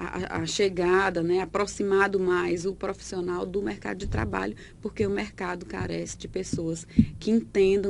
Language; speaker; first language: Portuguese; native; Portuguese